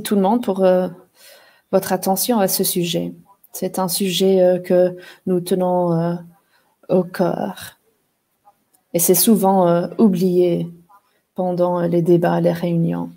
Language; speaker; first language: French; non-native, fluent; English